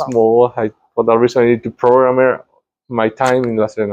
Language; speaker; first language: English; non-native, learner; Spanish